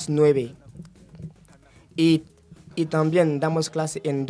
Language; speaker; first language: Spanish; non-native, fluent; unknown